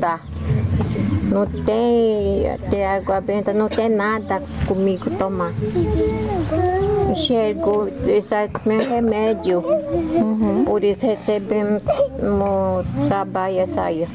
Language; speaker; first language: Portuguese; non-native, local second language; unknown